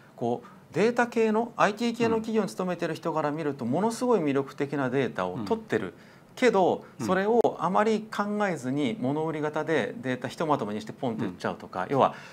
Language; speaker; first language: Japanese; native; Japanese